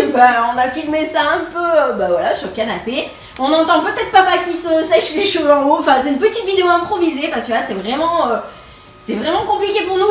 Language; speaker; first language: French; native; French